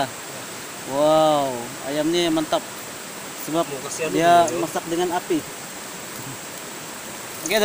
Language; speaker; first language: Malay; native; Malay